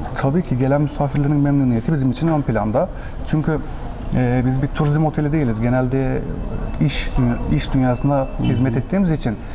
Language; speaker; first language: Turkish; native; Turkish